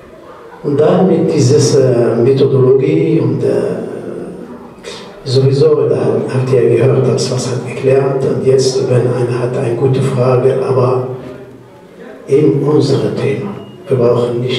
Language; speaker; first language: German; non-native, learner; Arabic